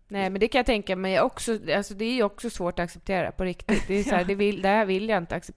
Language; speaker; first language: Swedish; native; Swedish